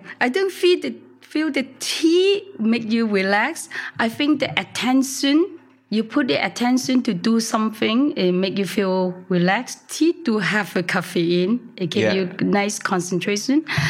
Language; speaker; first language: English; non-native, local second language; Cantonese